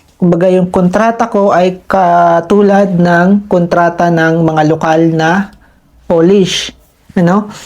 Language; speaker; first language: Filipino; native; Filipino